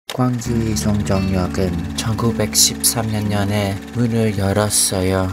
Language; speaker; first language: Korean; non-native, learner; English